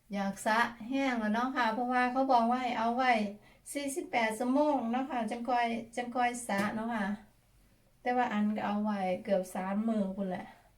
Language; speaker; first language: Thai; native; Thai